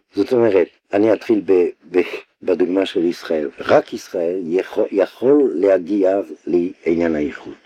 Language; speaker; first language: Hebrew; non-native, fluent; French